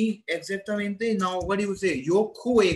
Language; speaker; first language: Spanish; non-native, fluent; Hindi